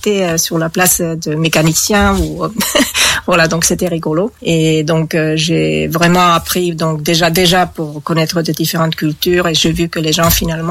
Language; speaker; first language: French; non-native, fluent; Finnish